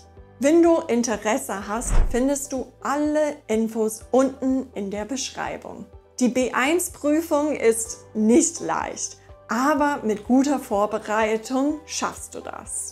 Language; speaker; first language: German; non-native, fluent; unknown